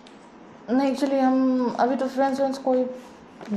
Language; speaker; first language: Hindi; non-native, local second language; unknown